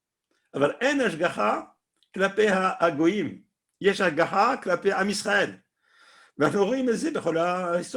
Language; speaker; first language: Hebrew; non-native, fluent; French